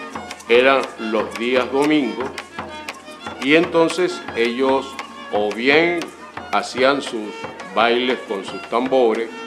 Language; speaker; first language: Spanish; native; Spanish